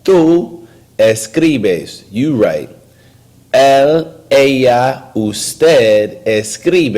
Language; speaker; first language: Spanish; non-native, learner; English